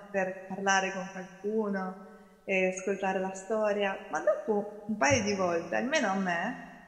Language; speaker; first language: Italian; non-native, fluent; Ukrainian